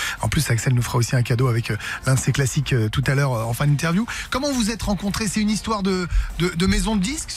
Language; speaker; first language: French; native; French